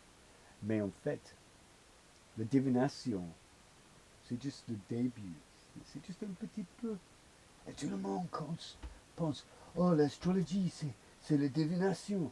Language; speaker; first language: French; non-native, learner; English